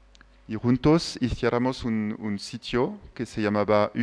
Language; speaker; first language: Spanish; non-native, fluent; French